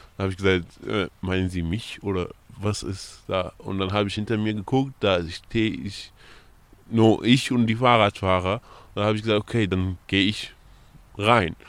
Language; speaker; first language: German; non-native, fluent; Arabic